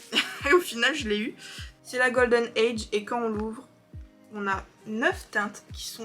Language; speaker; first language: French; native; French